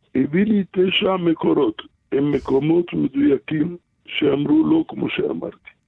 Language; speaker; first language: Hebrew; non-native, fluent; Arabic